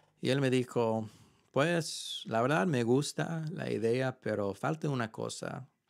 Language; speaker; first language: Spanish; early bilingual, heritage; Spanish